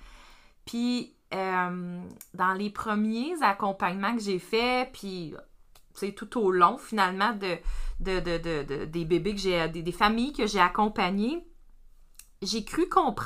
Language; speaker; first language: French; native; French